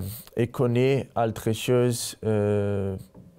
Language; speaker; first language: French; non-native, learner; Portuguese